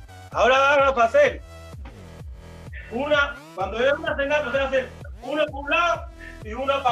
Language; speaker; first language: Portuguese; non-native, learner; Spanish